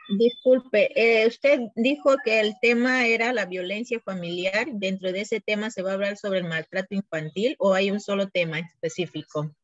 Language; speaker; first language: Spanish; native; Spanish